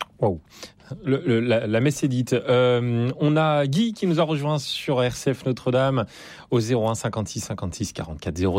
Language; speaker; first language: French; native; French